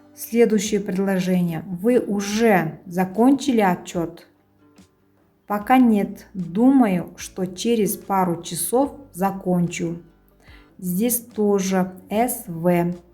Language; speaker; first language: Russian; non-native, local second language; Kazakh